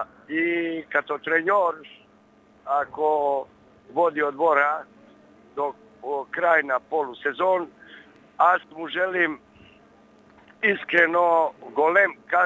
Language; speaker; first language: Bulgarian; non-native, learner; Serbian